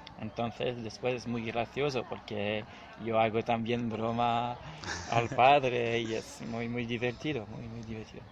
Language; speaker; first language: Spanish; non-native, learner; French